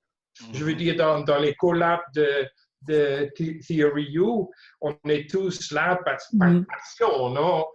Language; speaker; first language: French; non-native, fluent; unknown